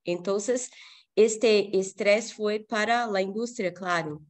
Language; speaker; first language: Spanish; non-native, fluent; Portuguese